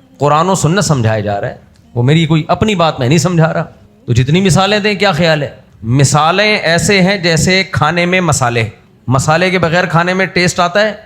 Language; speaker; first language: Urdu; native; Urdu